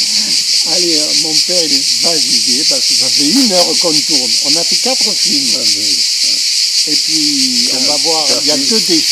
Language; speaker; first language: French; native; French